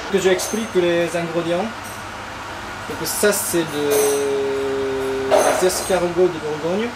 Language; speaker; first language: French; non-native, learner; Japanese